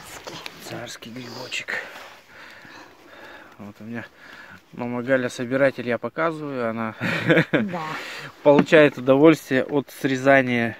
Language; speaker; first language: Russian; native; Russian